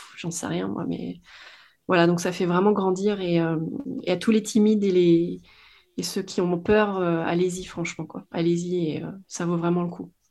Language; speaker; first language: French; native; French